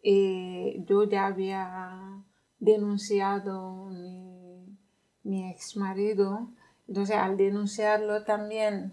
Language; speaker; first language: Spanish; non-native, fluent; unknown